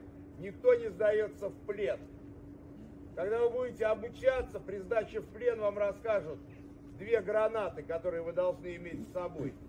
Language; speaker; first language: Russian; native; Russian